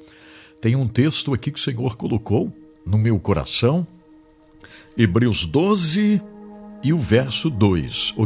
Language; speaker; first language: Portuguese; native; Portuguese